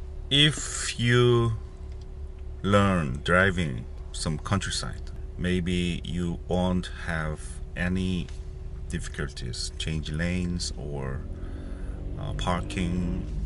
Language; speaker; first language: English; non-native, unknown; Korean